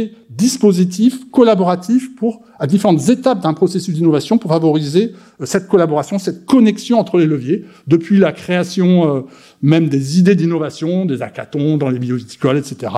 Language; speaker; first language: French; native; French